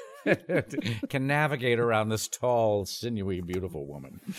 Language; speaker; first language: English; native; English